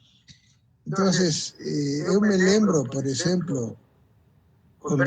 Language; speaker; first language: Portuguese; non-native, fluent; Spanish